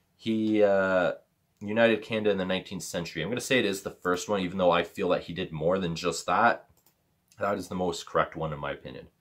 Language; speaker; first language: English; native; English